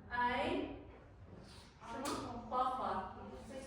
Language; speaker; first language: Chinese; non-native, fluent; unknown